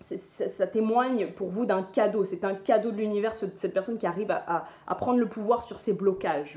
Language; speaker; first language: French; native; French